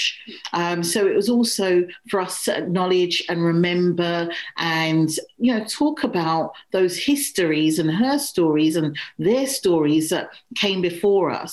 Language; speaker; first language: English; native; English